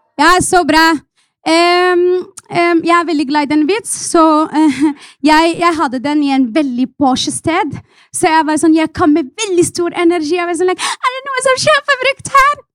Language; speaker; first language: Norwegian; non-native, fluent; Arabic